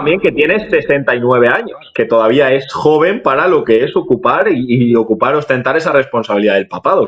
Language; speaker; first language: Spanish; native; Spanish